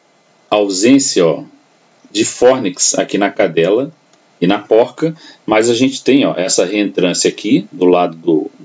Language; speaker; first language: Portuguese; native; Portuguese